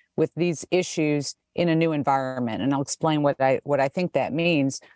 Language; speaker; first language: English; native; English